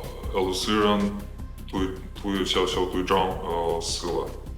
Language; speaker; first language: Chinese; non-native, learner; Ukrainian